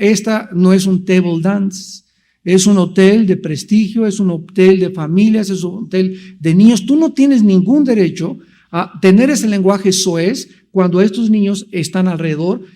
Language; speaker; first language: Spanish; native; Spanish